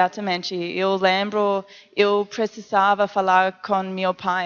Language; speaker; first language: Portuguese; non-native, learner; English